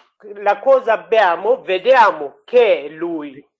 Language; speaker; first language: Italian; non-native, learner; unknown